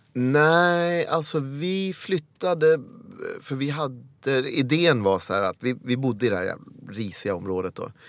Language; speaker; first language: Swedish; early bilingual, other home language; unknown